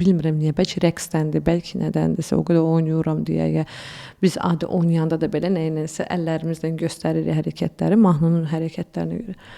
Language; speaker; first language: Azerbaijani; early bilingual, heritage; Azerbaijani